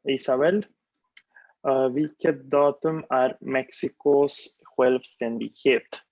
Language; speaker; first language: Swedish; non-native, fluent; Spanish